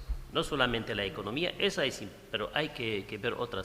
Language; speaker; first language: Spanish; non-native, fluent; Arabic